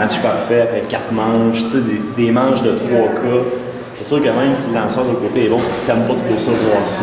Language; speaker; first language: French; native; French